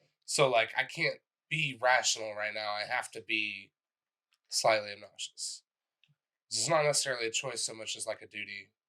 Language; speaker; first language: English; native; English